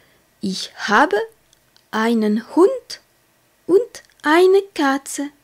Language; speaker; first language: German; non-native, fluent; French